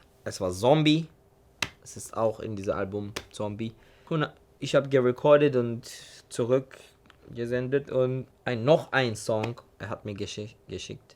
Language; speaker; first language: German; non-native, learner; Turkish